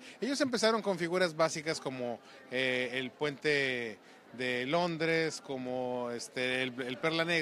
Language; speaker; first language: Spanish; native; Spanish